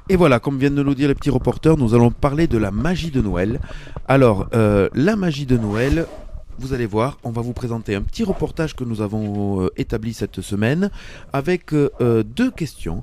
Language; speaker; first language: French; native; French